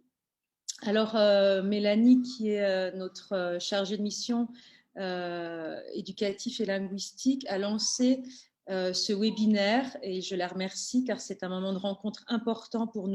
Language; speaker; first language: French; native; French